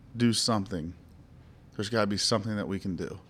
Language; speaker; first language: English; native; English